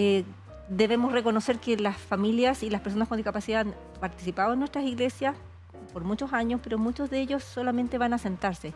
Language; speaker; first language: Spanish; native; Spanish